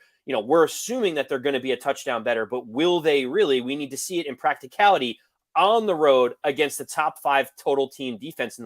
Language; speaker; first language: English; native; English